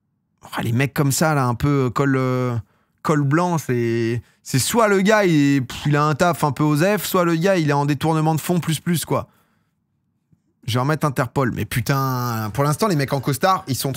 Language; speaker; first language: French; native; French